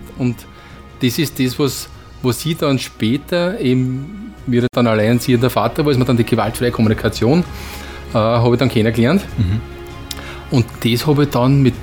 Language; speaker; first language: German; native; German